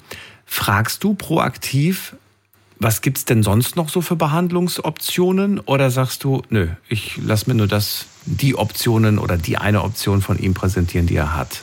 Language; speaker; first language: German; native; German